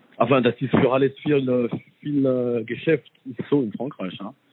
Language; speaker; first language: German; non-native, learner; French